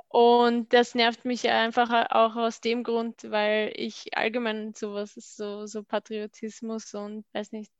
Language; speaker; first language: German; native; German